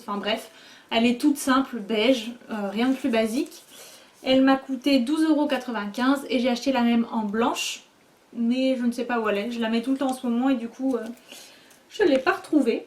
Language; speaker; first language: French; native; French